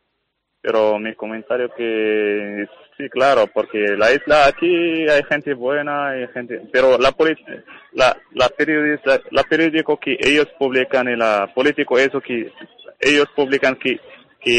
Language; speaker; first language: Spanish; non-native, learner; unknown